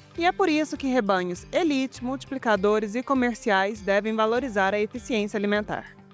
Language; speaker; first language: Portuguese; native; Portuguese